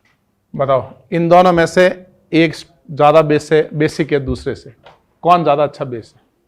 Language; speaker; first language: Hindi; native; Hindi